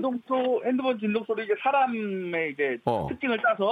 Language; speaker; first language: Korean; native; Korean